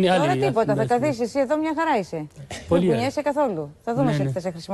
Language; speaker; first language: Greek; native; Greek